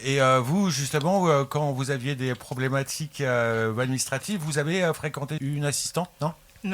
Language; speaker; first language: French; native; French